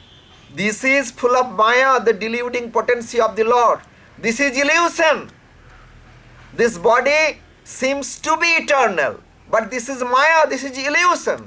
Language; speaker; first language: English; non-native, local second language; Bangla